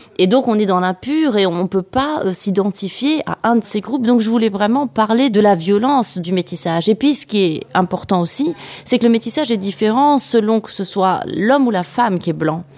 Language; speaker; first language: French; native; French